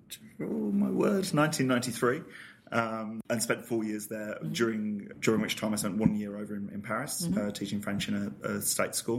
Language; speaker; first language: English; native; English